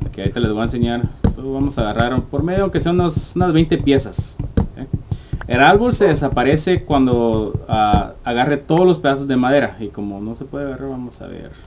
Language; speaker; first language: Spanish; early bilingual, heritage; English